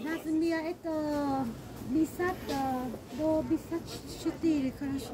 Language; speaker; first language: Russian; non-native, learner; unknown